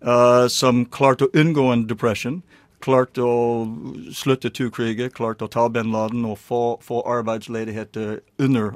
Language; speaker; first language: Norwegian; non-native, learner; English